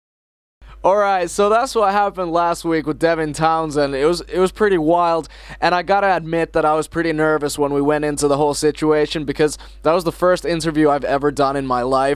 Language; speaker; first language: English; non-native, fluent; Finnish